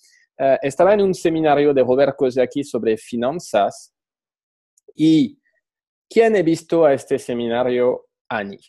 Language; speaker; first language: Spanish; non-native, fluent; French